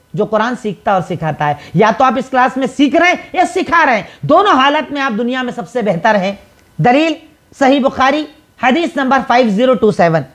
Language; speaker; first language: Hindi; native; Hindi